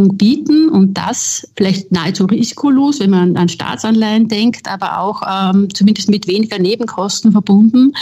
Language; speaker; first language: German; native; German